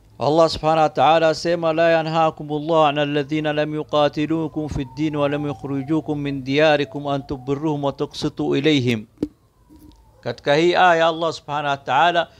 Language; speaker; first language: Swahili; native; Swahili